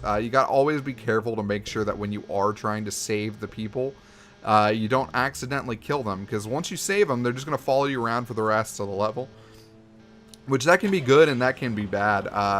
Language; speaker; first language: English; native; English